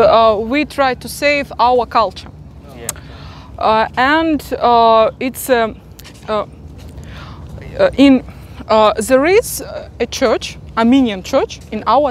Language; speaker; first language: English; non-native, learner; Russian